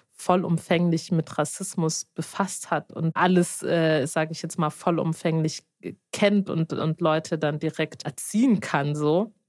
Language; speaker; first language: German; native; German